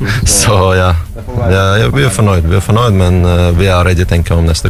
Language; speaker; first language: Norwegian; non-native, fluent; Russian